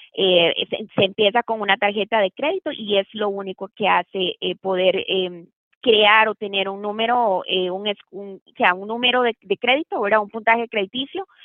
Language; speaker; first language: Spanish; native; Spanish